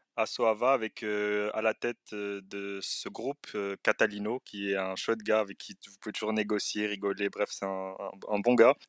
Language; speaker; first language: French; early bilingual, other home language; Arabic